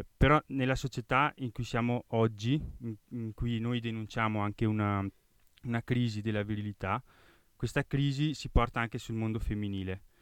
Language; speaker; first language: Italian; native; Italian